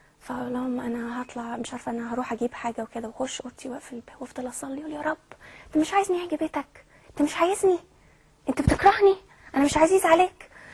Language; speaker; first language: Arabic; early bilingual, heritage; Arabic